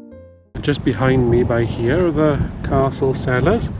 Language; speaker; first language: English; native; English